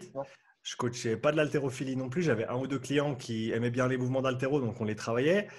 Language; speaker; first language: French; native; French